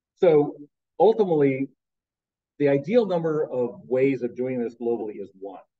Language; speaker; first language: English; native; English